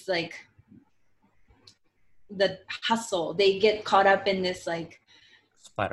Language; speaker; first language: English; non-native, fluent; Japanese